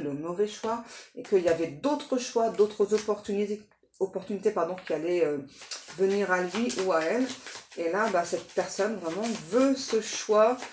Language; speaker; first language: French; native; French